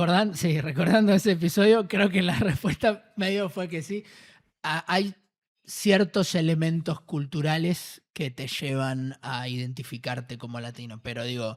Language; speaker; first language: Spanish; native; Spanish